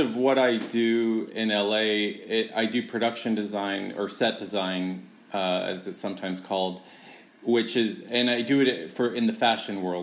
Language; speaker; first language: English; native; English